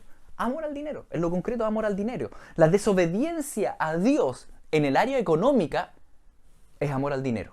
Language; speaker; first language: Spanish; native; Spanish